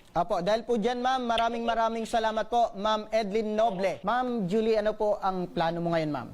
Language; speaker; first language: Filipino; native; Filipino